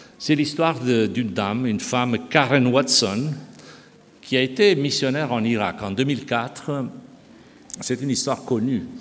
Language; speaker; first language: French; non-native, fluent; Romanian